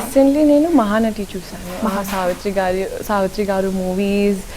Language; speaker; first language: Telugu; non-native, local second language; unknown